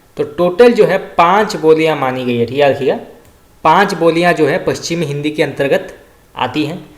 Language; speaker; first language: Hindi; native; Hindi